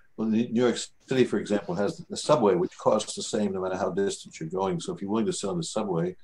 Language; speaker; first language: English; native; English